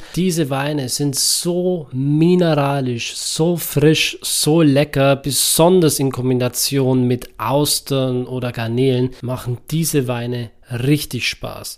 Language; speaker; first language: German; native; German